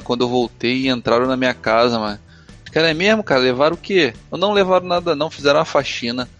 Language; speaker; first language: Portuguese; native; Portuguese